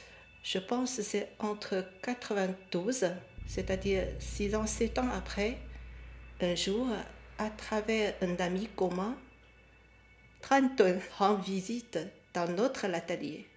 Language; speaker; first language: French; non-native, fluent; Chinese